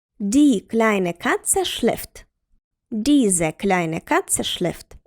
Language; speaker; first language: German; non-native, fluent; Ukrainian